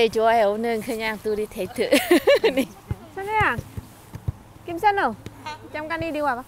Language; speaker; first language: Korean; non-native, fluent; Vietnamese